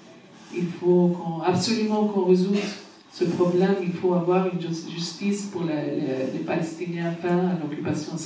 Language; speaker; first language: French; non-native, fluent; Arabic